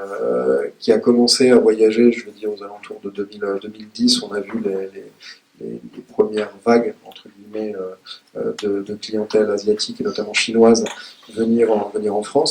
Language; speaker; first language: French; native; French